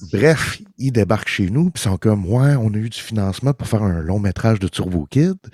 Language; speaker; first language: French; early bilingual, heritage; French